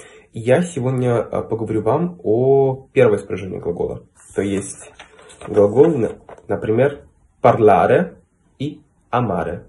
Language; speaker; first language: Russian; non-native, fluent; Italian